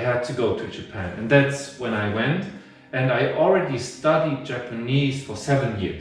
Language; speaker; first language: English; non-native, fluent; German